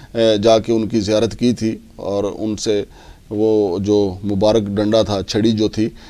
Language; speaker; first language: Urdu; native; Urdu